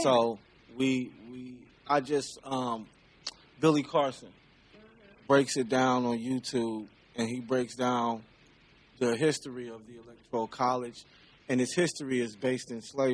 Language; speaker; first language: English; native; English